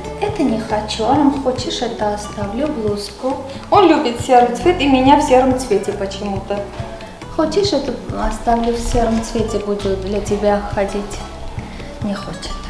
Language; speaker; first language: Russian; non-native, local second language; Armenian